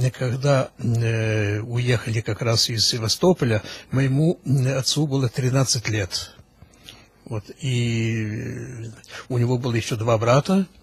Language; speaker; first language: Russian; early bilingual, heritage; Russian